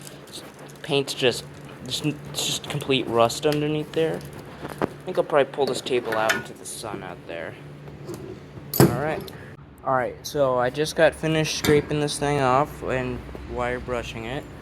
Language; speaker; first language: English; native; English